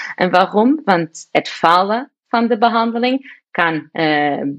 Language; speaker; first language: Dutch; non-native, fluent; Portuguese